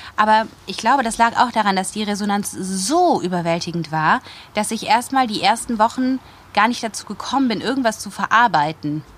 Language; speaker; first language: German; native; German